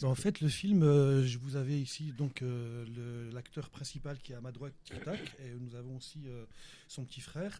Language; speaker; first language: French; native; French